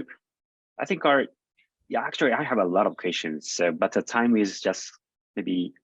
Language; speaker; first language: English; non-native, fluent; Japanese